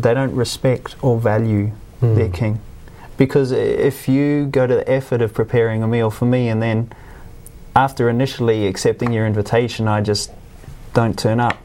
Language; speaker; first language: English; native; English